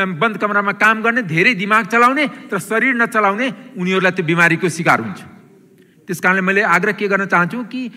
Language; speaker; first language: Nepali; non-native, local second language; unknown